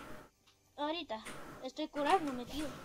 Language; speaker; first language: Spanish; native; Spanish